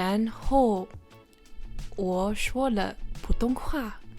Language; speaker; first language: Chinese; non-native, learner; English